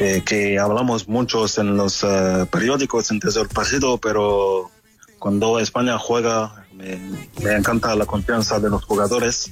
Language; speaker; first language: Spanish; non-native, fluent; French